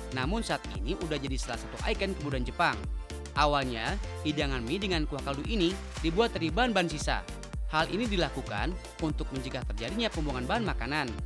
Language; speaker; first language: Indonesian; native; Indonesian